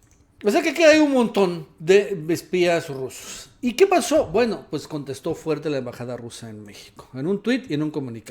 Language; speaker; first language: Spanish; native; Spanish